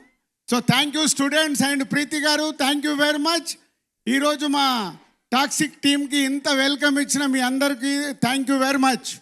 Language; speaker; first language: Telugu; native; Telugu